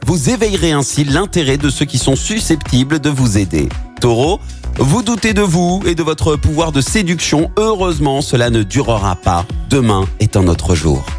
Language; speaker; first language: French; native; French